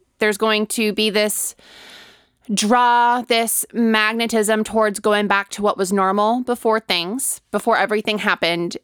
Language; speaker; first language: English; native; English